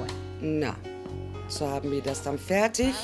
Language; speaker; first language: German; non-native, fluent; Spanish